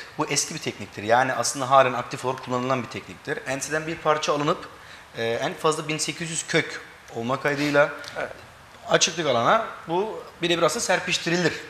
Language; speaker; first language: Turkish; early bilingual, heritage; Turkish